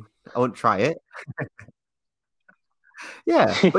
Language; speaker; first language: English; native; English